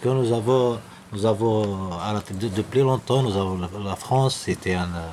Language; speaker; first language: French; non-native, learner; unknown